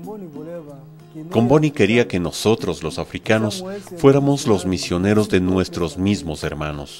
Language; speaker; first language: Spanish; non-native, fluent; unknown